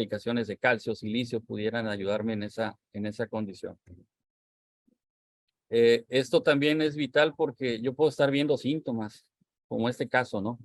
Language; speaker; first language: Spanish; native; Spanish